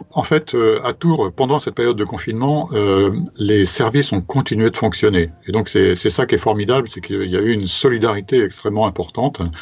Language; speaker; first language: French; native; French